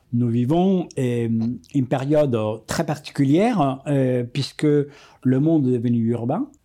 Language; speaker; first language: French; non-native, fluent; Spanish